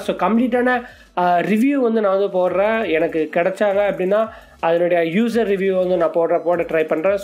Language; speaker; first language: Tamil; native; Tamil